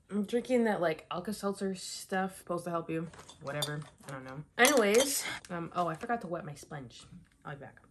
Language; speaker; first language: English; native; English